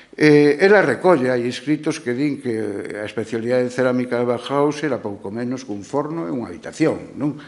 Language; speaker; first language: Galician; non-native, local second language; Spanish